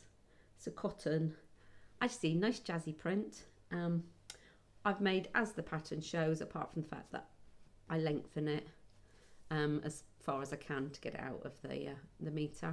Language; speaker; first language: English; native; English